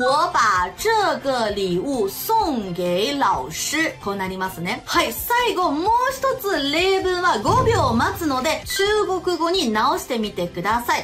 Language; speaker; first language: Japanese; non-native, fluent; Chinese